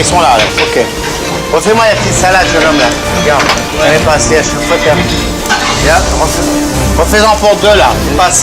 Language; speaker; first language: French; native; French